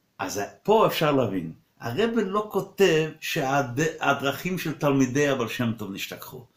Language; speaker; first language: Hebrew; non-native, local second language; Yiddish